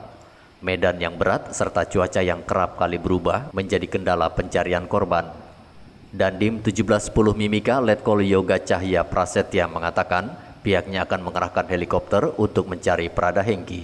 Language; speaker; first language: Indonesian; native; Indonesian